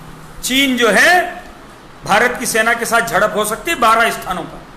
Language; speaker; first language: Hindi; native; Hindi